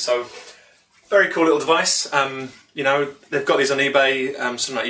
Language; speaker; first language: English; native; English